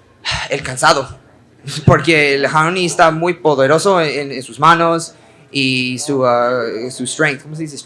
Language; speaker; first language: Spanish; early bilingual, heritage; English